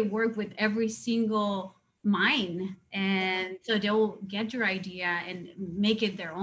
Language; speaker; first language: English; non-native, fluent; Spanish